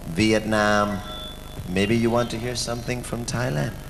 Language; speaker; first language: English; non-native, fluent; Thai